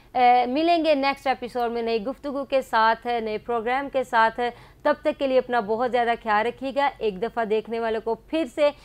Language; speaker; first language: Urdu; non-native, local second language; Punjabi